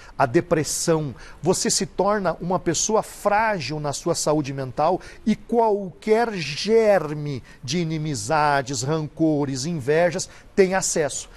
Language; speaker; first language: Portuguese; native; Portuguese